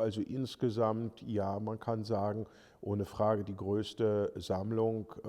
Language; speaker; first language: German; native; German